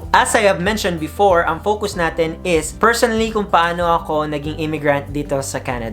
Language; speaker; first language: Filipino; native; Filipino